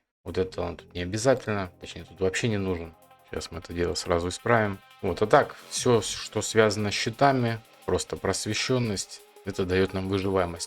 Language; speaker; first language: Russian; native; Russian